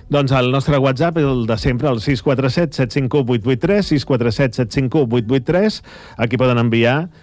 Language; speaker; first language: Catalan; native; Catalan